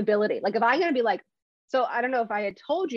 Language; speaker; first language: English; native; English